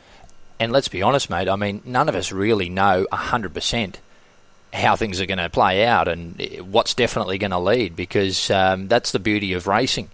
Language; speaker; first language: English; native; English